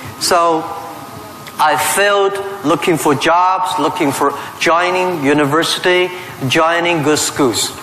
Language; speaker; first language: English; non-native, fluent; Chinese